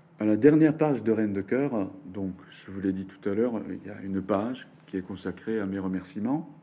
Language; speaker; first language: French; non-native, fluent; Japanese